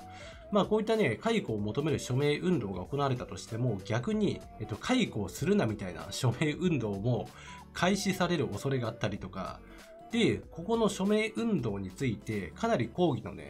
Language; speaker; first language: Japanese; native; Japanese